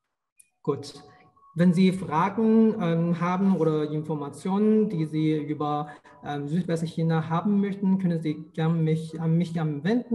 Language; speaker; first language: German; non-native, fluent; Chinese